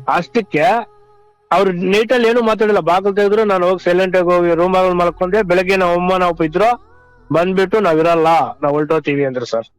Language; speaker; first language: Kannada; non-native, local second language; Telugu